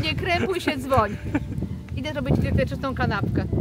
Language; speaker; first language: Polish; native; Polish